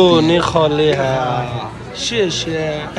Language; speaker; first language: Chinese; non-native, learner; Urdu